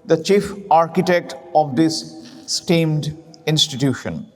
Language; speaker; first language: English; non-native, local second language; Assamese